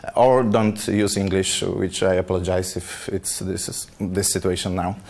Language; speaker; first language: English; non-native, fluent; Polish